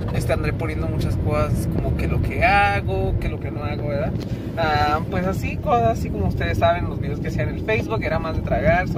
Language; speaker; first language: Spanish; early bilingual, heritage; Spanish